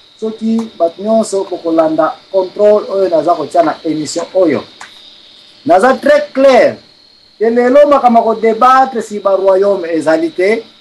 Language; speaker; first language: Lingala; non-native, local second language; Kongo